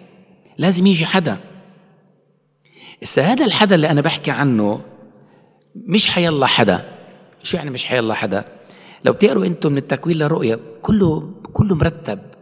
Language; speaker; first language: Arabic; native; Arabic